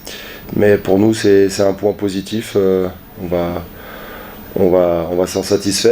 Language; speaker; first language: French; native; French